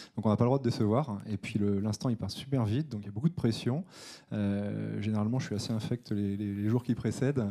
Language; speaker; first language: French; native; French